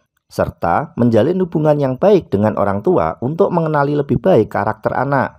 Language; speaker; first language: Indonesian; non-native, local second language; Javanese